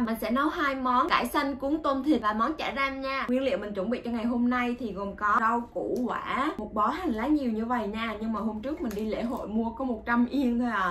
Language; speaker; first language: Vietnamese; native; Vietnamese